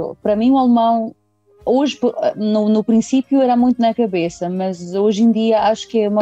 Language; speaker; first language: Portuguese; early bilingual, heritage; Portuguese